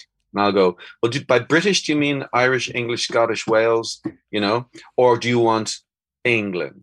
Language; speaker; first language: English; native; English